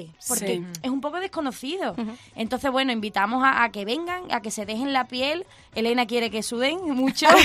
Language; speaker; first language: Spanish; native; Spanish